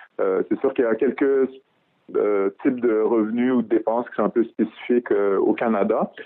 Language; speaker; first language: French; early bilingual, other home language; Arabic